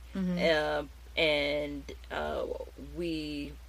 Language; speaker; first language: English; native; English